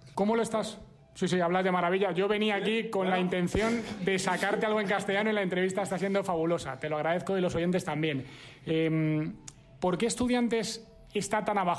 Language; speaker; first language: Spanish; native; Spanish